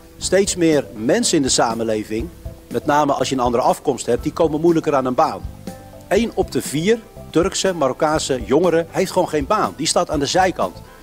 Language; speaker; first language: Dutch; early bilingual, other home language; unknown